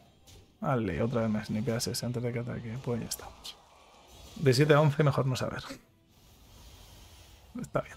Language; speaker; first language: Spanish; native; Spanish